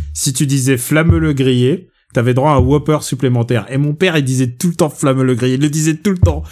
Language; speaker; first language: French; native; French